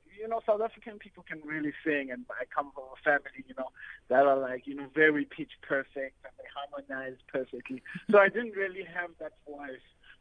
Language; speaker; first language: English; non-native, local second language; Xhosa